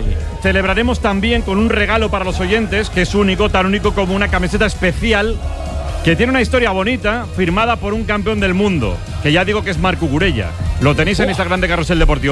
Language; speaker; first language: Spanish; native; Spanish